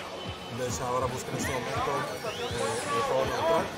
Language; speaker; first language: Spanish; native; Spanish